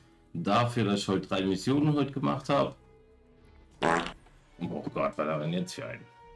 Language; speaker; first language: German; native; German